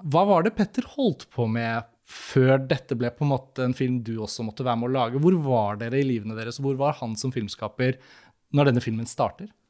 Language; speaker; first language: Norwegian; native; Norwegian